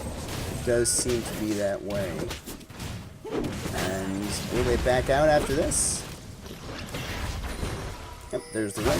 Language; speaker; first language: English; native; English